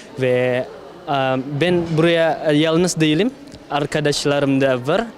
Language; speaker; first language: Turkish; non-native, learner; Indonesian